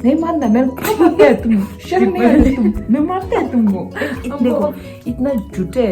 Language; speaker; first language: Hindi; non-native, local second language; Tibetan